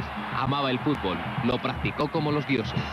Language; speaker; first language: Spanish; native; Spanish